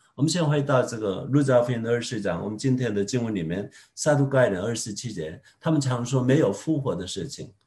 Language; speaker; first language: Chinese; non-native, fluent; Korean